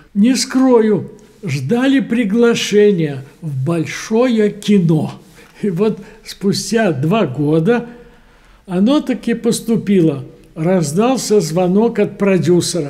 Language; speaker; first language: Russian; native; Russian